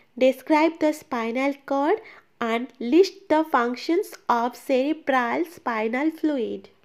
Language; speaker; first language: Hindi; non-native, local second language; Bangla